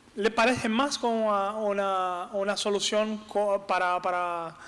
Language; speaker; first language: Spanish; non-native, learner; Portuguese